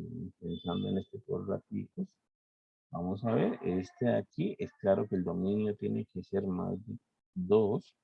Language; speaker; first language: Spanish; native; Spanish